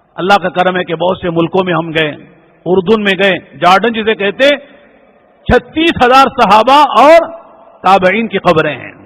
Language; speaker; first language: Urdu; native; Urdu